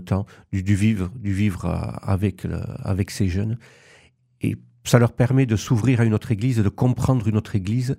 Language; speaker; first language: French; native; French